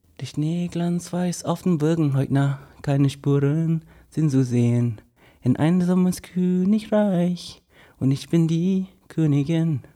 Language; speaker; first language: German; non-native, fluent; English